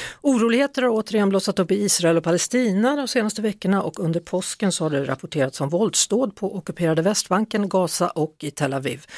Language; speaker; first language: Swedish; native; Swedish